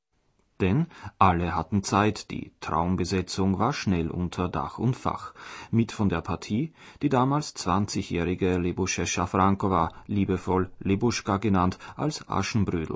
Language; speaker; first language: German; native; German